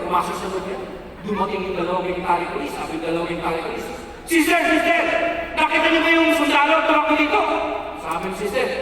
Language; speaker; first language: Filipino; native; Filipino